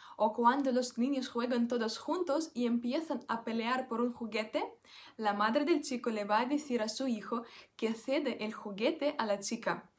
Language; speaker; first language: Spanish; non-native, fluent; Russian